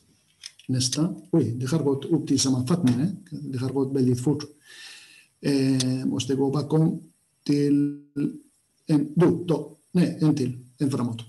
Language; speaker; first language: Swedish; non-native, fluent; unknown